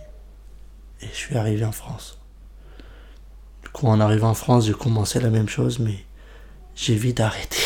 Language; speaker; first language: French; non-native, fluent; Kurdish